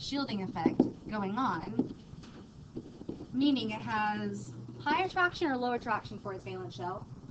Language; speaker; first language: English; native; English